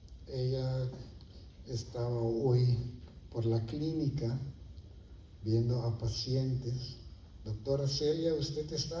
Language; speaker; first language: Spanish; non-native, fluent; Papiamento